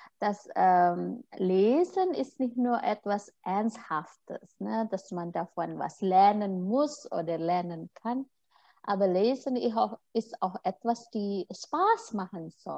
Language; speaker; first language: German; non-native, fluent; Indonesian